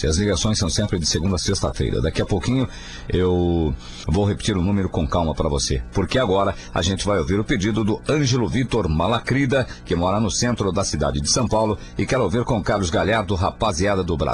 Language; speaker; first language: Portuguese; native; Portuguese